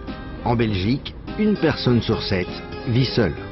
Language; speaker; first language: French; native; French